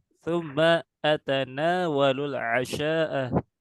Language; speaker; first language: Arabic; non-native, fluent; Indonesian